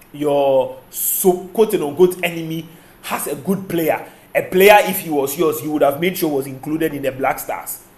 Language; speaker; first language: English; non-native, local second language; Akan